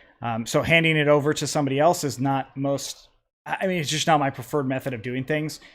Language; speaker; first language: English; native; English